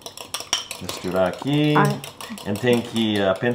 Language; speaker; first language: Portuguese; non-native, learner; English